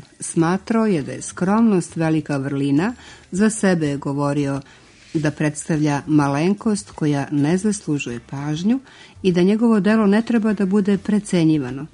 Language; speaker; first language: Serbian; native; Serbian